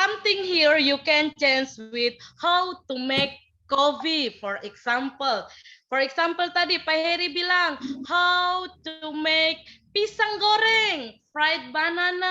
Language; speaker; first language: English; non-native, learner; Indonesian